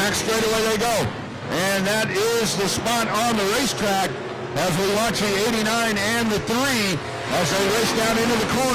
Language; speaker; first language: English; native; English